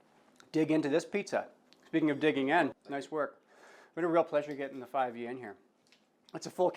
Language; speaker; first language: English; native; English